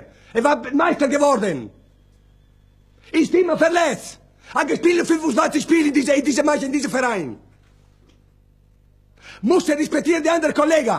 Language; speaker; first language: German; non-native, learner; Italian